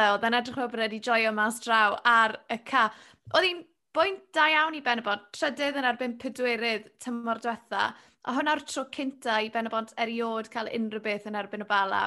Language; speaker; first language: Welsh; native; Welsh